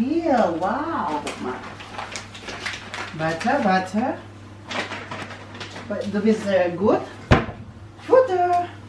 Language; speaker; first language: German; non-native, learner; Filipino